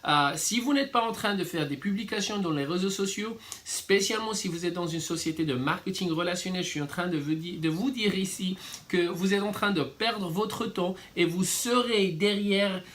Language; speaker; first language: French; non-native, fluent; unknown